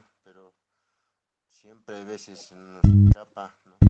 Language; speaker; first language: Spanish; non-native, local second language; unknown